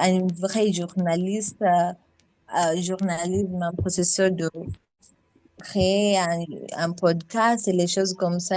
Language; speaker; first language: French; non-native, fluent; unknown